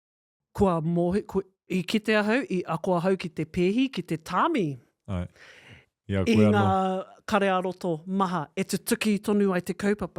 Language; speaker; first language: Māori; non-native, local second language; English